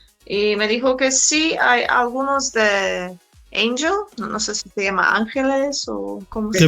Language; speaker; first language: Spanish; non-native, fluent; Polish